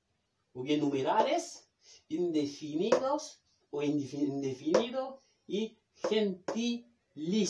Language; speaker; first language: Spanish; non-native, fluent; Haitian Creole